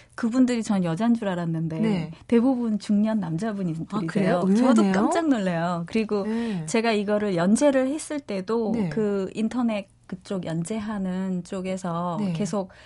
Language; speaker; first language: Korean; native; Korean